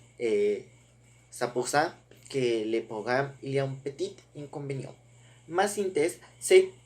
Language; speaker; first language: French; non-native, learner; Spanish